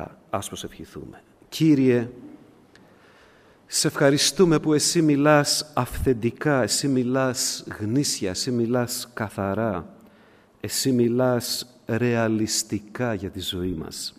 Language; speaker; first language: Greek; native; Greek